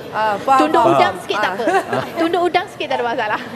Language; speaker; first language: Malay; native; Malay